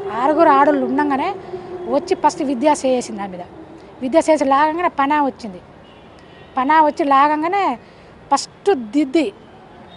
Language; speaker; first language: Telugu; native; Telugu